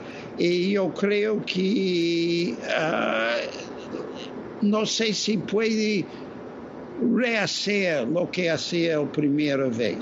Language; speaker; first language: Spanish; non-native, fluent; English